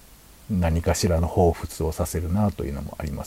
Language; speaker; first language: Japanese; native; Japanese